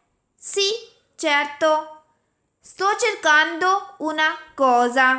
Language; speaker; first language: Italian; non-native, fluent; Urdu